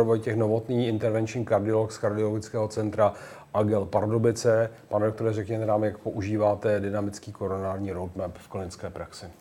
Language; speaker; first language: Czech; native; Czech